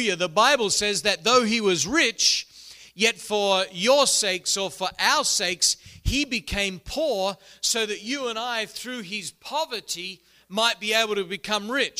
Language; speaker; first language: English; native; English